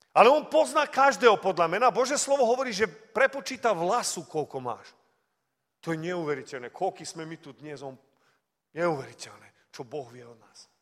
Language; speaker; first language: Slovak; early bilingual, heritage; Slovak